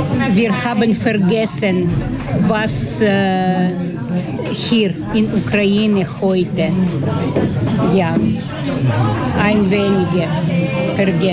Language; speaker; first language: German; non-native, learner; Ukrainian